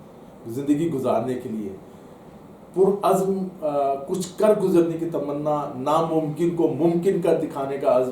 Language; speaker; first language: Urdu; native; Urdu